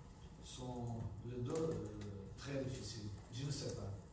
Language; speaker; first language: French; non-native, fluent; Portuguese